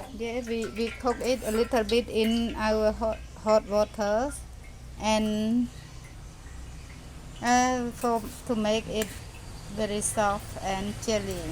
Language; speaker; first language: English; non-native, learner; Khmer